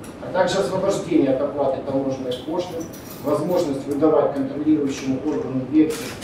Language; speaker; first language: Russian; native; Russian